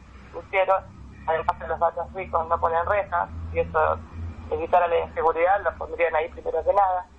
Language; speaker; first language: Spanish; native; Spanish